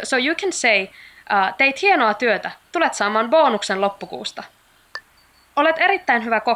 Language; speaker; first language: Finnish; native; Finnish